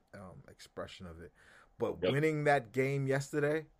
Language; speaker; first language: English; native; English